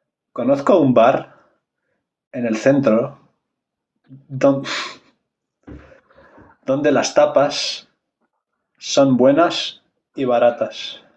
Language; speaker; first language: Spanish; non-native, fluent; French